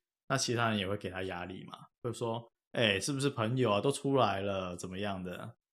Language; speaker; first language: Chinese; native; Chinese